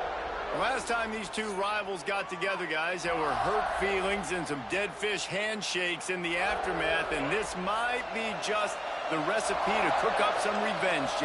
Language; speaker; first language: English; native; English